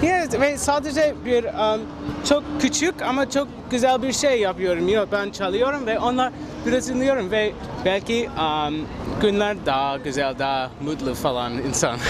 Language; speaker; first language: Turkish; non-native, learner; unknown